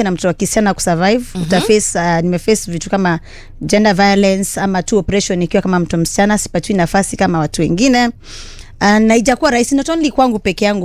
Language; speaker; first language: Swahili; native; Swahili